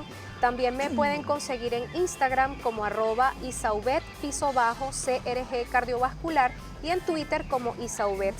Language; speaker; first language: Spanish; native; Spanish